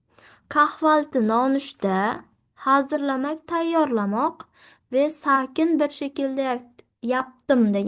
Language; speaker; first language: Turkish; non-native, fluent; Uzbek